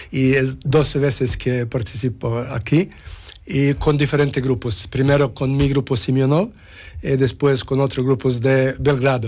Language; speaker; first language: Spanish; non-native, fluent; Serbian